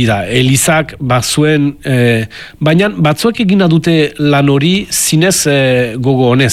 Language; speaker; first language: Basque; native; Basque